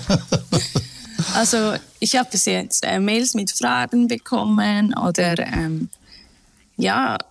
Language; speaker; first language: German; early bilingual, other home language; Turkish